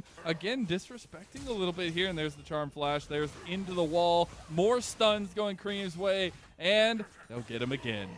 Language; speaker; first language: English; native; English